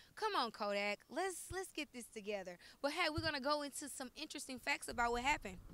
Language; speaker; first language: English; native; English